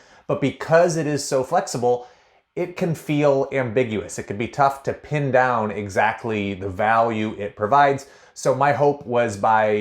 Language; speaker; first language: English; native; English